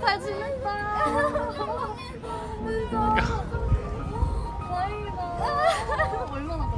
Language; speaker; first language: Korean; non-native, learner; Japanese